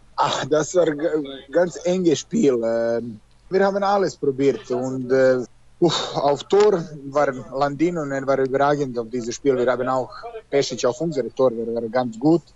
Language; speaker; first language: German; non-native, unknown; Serbian